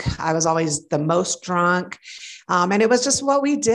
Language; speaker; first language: English; native; English